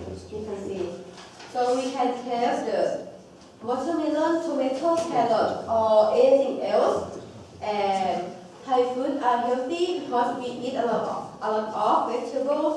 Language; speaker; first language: English; non-native, local second language; Thai